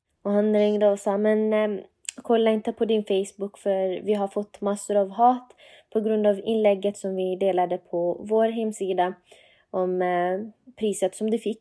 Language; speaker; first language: Swedish; non-native, fluent; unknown